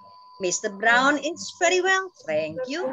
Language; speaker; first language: English; non-native, fluent; Indonesian